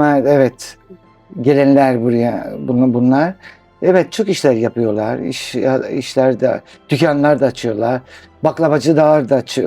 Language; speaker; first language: Turkish; non-native, local second language; Greek